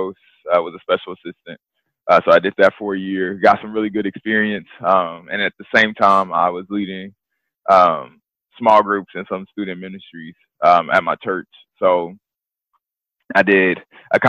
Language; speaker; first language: English; native; English